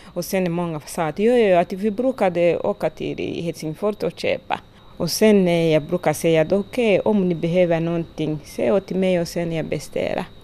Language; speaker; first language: Swedish; non-native, learner; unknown